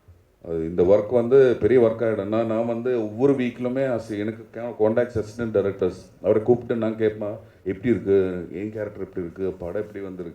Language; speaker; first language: Tamil; non-native, learner; Malayalam